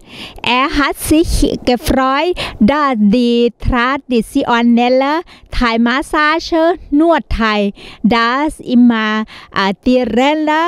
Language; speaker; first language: German; non-native, learner; Thai